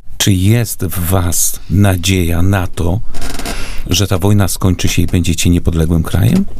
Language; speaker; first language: Polish; native; Polish